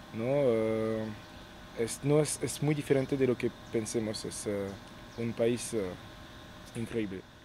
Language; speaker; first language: Spanish; non-native, fluent; French